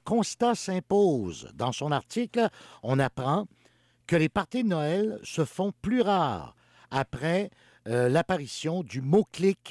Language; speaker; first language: French; native; French